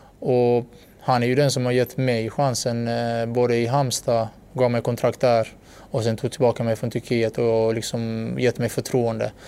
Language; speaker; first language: Swedish; early bilingual, other home language; Bosnian